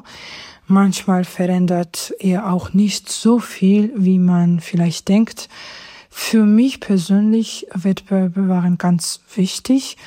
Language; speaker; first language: German; non-native, fluent; Georgian